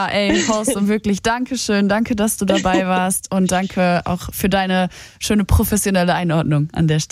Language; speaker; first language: German; native; German